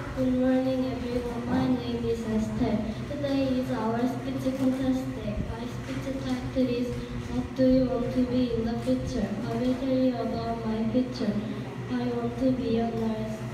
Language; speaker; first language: English; non-native, learner; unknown